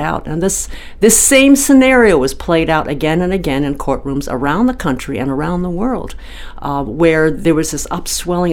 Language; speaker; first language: English; native; English